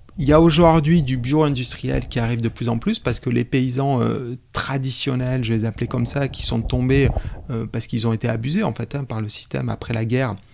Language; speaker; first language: French; native; French